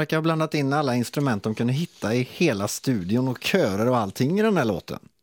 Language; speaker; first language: Swedish; native; Swedish